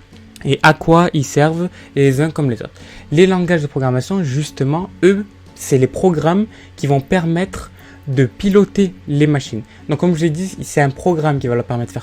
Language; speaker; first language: French; native; French